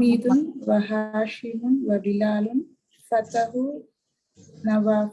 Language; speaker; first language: Arabic; non-native, learner; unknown